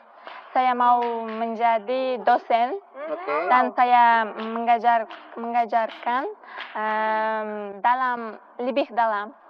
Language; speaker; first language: Indonesian; non-native, learner; Uzbek